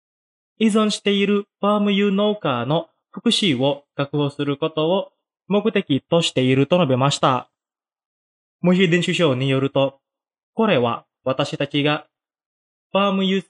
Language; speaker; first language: Japanese; non-native, fluent; Indonesian